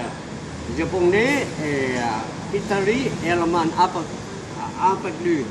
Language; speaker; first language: French; non-native, learner; Vietnamese